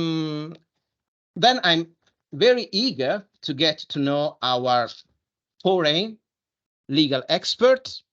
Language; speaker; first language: English; non-native, fluent; Italian